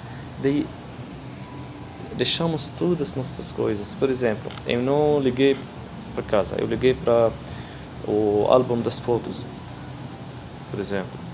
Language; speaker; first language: Portuguese; non-native, fluent; Arabic